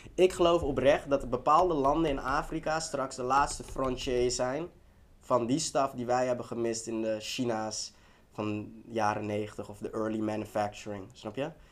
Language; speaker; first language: Dutch; early bilingual, other home language; Tigrinya